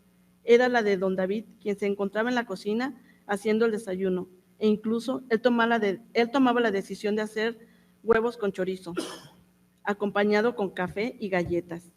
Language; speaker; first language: Spanish; native; Spanish